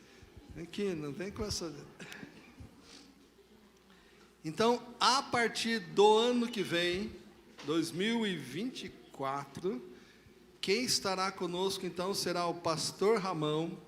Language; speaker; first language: Portuguese; native; Portuguese